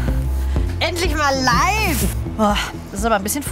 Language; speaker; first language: German; native; German